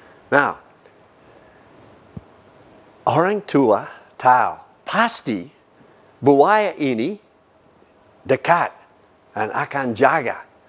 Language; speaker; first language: Indonesian; non-native, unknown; English